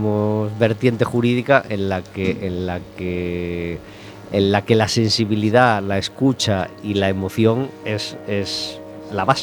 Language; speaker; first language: Spanish; native; Spanish